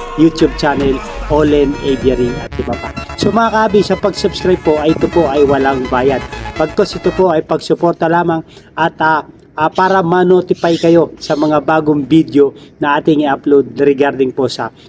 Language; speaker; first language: Filipino; non-native, local second language; Bikol